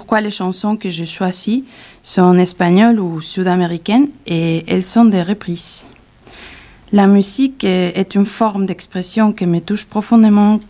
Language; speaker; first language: French; non-native, fluent; Spanish